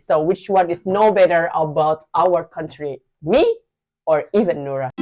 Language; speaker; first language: English; non-native, learner; Indonesian